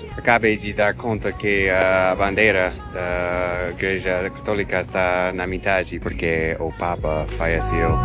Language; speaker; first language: Portuguese; non-native, fluent; English